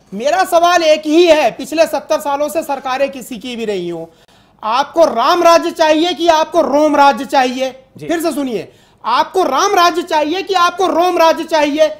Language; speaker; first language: Hindi; native; Hindi